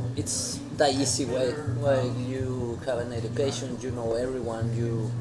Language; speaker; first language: English; non-native, fluent; Spanish